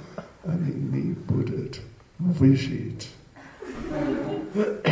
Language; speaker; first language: Russian; non-native, learner; English